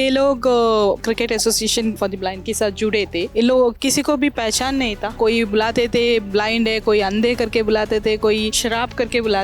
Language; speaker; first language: Hindi; non-native, local second language; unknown